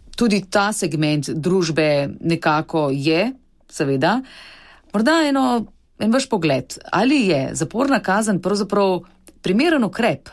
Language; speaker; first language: Slovenian; native; Slovenian